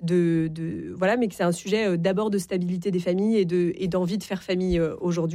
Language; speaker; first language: French; native; French